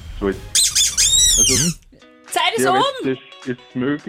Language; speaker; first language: German; native; German